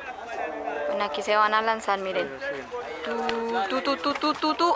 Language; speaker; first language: Spanish; native; Spanish